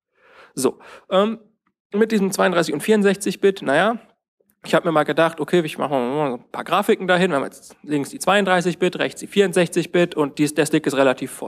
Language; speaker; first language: German; native; German